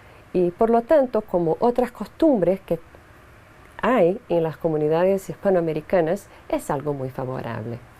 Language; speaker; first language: Spanish; non-native, fluent; Portuguese